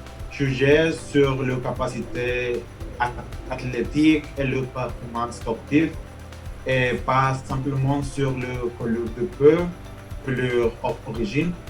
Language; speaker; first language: French; non-native, fluent; Spanish